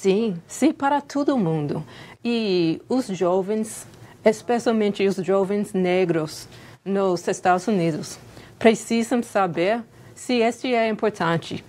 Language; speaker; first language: Portuguese; non-native, fluent; English